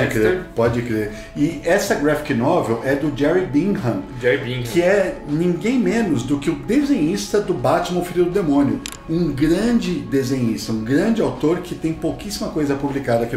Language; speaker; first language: Portuguese; native; Portuguese